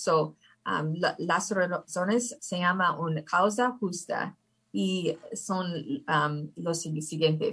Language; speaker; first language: Spanish; early bilingual, heritage; English